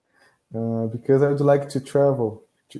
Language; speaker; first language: English; non-native, learner; Portuguese